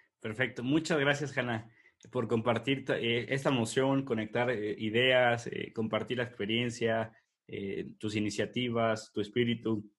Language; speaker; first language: Spanish; native; Spanish